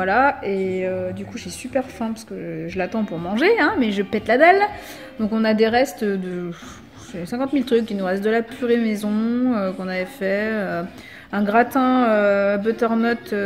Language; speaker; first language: French; native; French